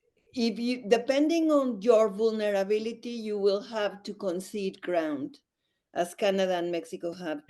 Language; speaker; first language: English; non-native, fluent; Spanish